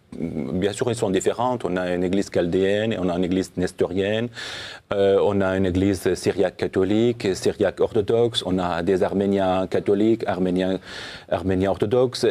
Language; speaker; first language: French; non-native, fluent; Assyrian Neo-Aramaic